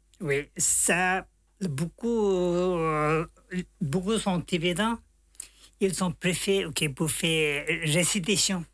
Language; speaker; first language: French; non-native, learner; Tibetan